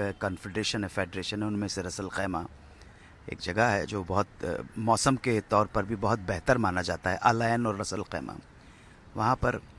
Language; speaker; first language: Hindi; native; Hindi